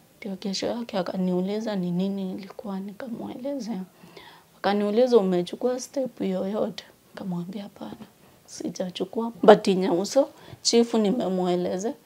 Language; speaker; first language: Swahili; non-native, local second language; Gusii